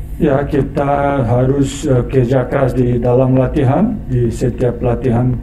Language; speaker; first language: Indonesian; non-native, learner; Portuguese